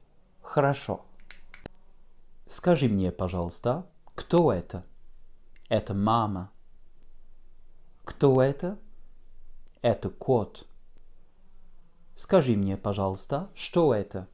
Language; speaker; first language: Russian; non-native, fluent; French